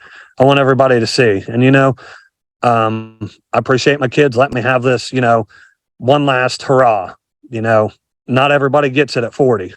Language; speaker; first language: English; native; English